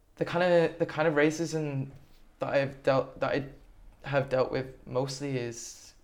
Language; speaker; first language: English; native; English